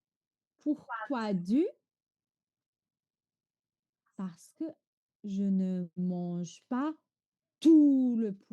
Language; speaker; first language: French; non-native, fluent; Chinese